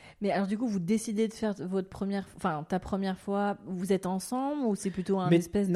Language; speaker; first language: French; native; French